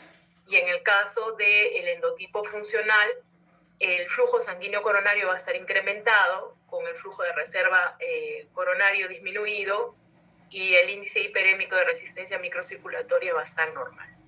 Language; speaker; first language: Spanish; native; Spanish